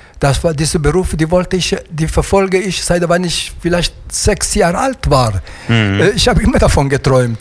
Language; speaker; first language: German; non-native, fluent; Italian